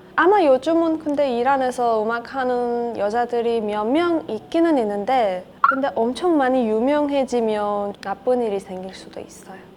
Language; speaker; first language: Korean; non-native, learner; Persian